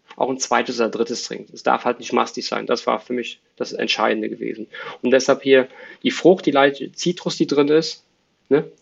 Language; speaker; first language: German; native; German